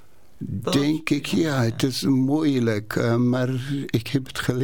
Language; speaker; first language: Dutch; non-native, learner; Persian